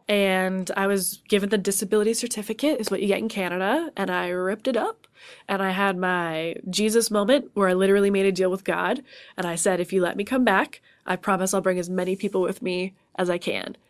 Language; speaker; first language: English; native; English